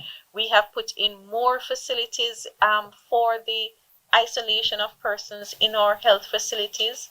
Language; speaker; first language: English; native; English